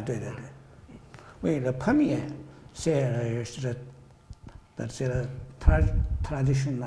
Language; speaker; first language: French; non-native, learner; Chinese